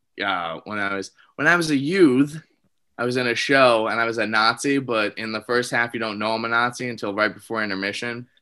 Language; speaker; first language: English; native; English